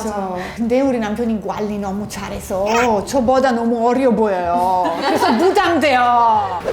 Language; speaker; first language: Korean; non-native, fluent; Italian